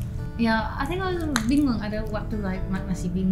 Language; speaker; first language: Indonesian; non-native, learner; English